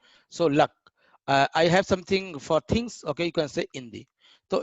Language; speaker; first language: English; non-native, learner; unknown